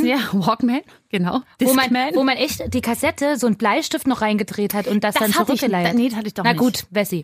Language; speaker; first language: German; native; German